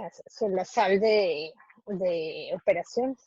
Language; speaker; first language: French; non-native, learner; Spanish